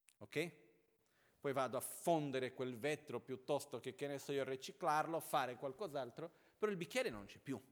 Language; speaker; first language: Italian; non-native, fluent; Portuguese